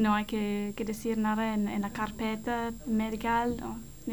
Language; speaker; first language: Spanish; non-native, fluent; English